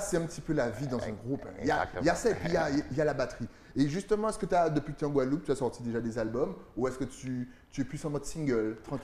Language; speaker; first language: French; native; French